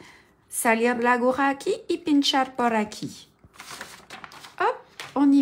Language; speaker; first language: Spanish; non-native, learner; French